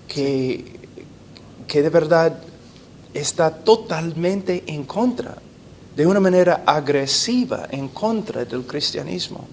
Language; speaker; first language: Spanish; non-native, fluent; English